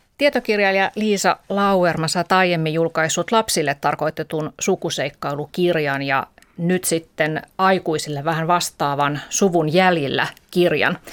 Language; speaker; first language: Finnish; native; Finnish